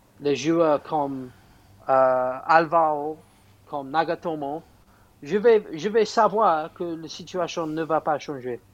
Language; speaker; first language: French; non-native, fluent; English